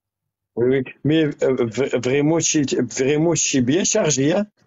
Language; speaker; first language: French; non-native, learner; Arabic